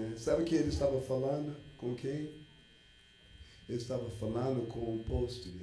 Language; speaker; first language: Portuguese; non-native, fluent; English